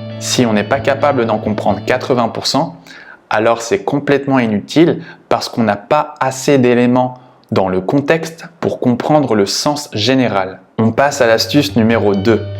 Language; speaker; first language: French; native; French